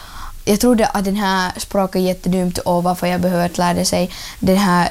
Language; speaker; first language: Swedish; non-native, learner; Russian